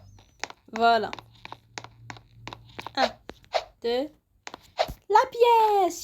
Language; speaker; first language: French; native; French